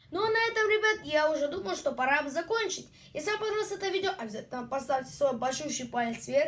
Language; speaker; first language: Russian; native; Russian